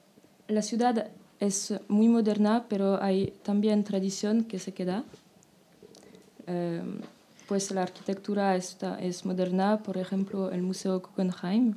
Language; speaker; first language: Spanish; non-native, learner; French